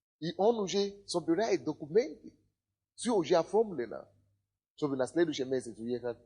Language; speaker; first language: Russian; non-native, fluent; Yoruba